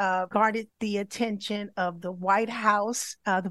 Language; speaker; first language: English; native; English